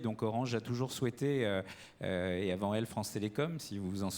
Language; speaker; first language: French; native; French